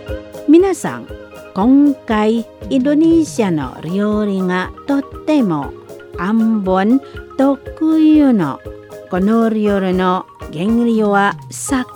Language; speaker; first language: Japanese; non-native, learner; Indonesian